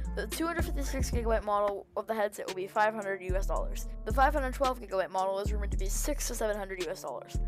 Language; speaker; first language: English; native; English